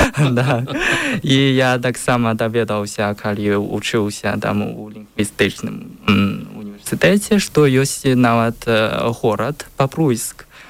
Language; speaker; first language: Belarusian; non-native, learner; Chinese